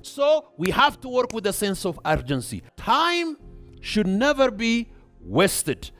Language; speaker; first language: English; non-native, local second language; Amharic